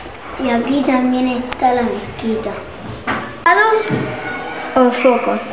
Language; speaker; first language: Spanish; early bilingual, other home language; Arabic